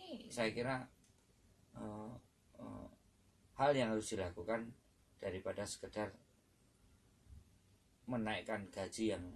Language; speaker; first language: Indonesian; native; Indonesian